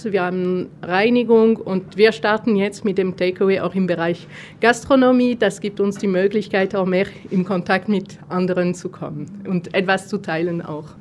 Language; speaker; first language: German; non-native, fluent; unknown